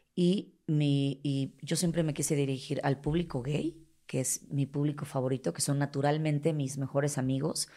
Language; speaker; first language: Spanish; native; Spanish